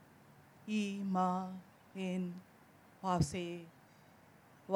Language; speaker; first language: English; non-native, local second language; Bangla